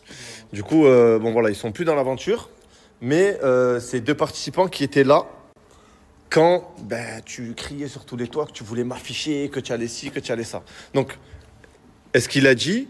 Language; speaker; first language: French; native; French